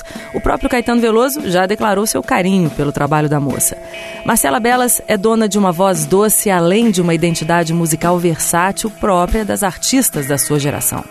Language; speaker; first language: Portuguese; native; Portuguese